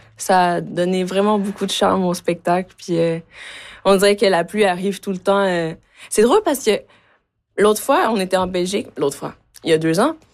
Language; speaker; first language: French; early bilingual, other home language; Spanish